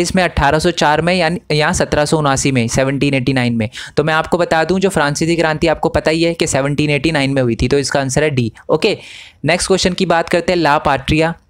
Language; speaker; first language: Hindi; native; Hindi